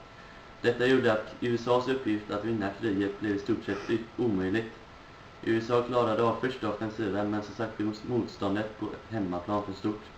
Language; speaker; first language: Swedish; native; Swedish